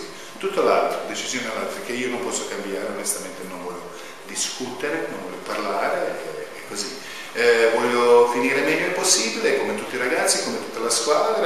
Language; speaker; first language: Italian; non-native, fluent; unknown